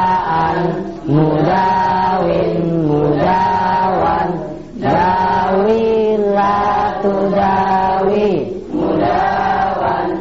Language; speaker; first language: Arabic; non-native, learner; Indonesian